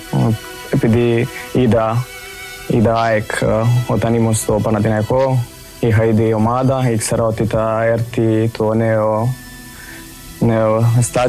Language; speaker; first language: Greek; non-native, learner; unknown